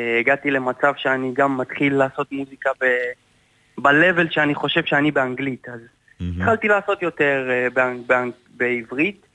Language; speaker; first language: Hebrew; early bilingual, heritage; Hebrew